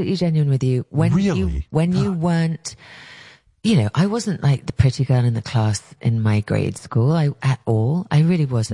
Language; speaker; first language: English; native; English